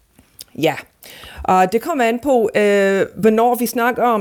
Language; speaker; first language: Danish; non-native, fluent; English